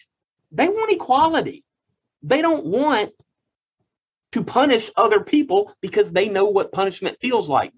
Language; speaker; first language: English; native; English